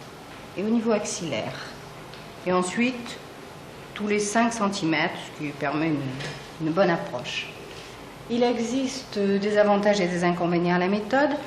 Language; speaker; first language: French; native; French